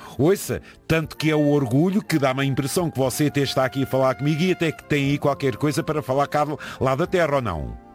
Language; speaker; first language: Portuguese; native; Portuguese